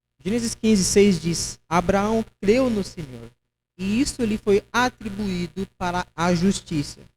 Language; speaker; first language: Portuguese; non-native, fluent; Haitian Creole